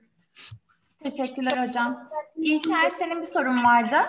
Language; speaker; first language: Turkish; native; Turkish